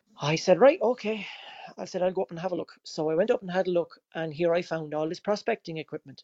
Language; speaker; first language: English; native; English